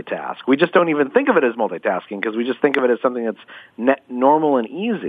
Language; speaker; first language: English; native; English